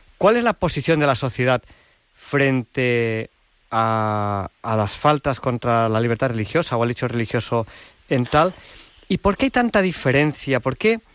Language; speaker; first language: Spanish; native; Spanish